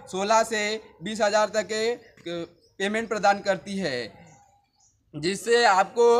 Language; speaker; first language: Hindi; native; Hindi